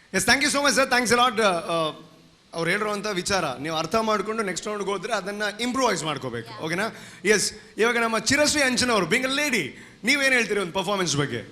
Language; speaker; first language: Kannada; non-native, local second language; Tulu